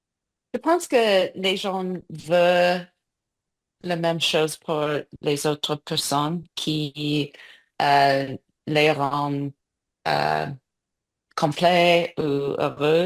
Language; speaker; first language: French; non-native, learner; English